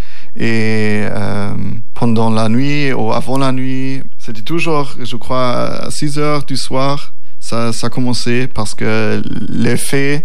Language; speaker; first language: French; non-native, learner; German